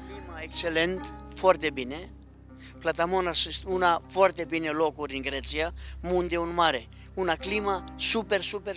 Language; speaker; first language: Romanian; non-native, learner; Greek